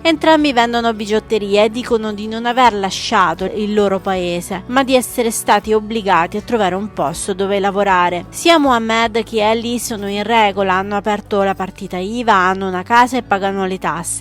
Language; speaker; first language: Italian; native; Italian